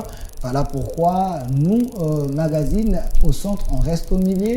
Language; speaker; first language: French; non-native, local second language; Lingala